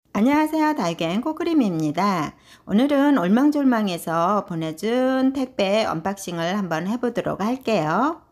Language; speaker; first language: Korean; native; Korean